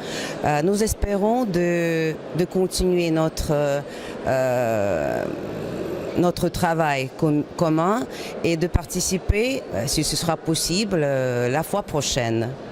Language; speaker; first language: French; non-native, fluent; Russian